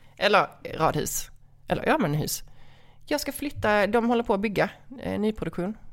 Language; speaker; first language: Swedish; native; Swedish